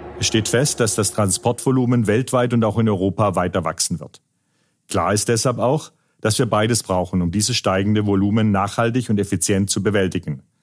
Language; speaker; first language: German; native; German